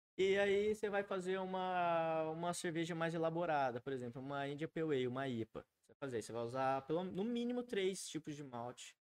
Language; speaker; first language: Portuguese; native; Portuguese